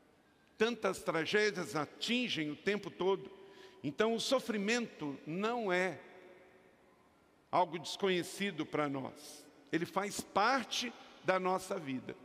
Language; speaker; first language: Portuguese; native; Portuguese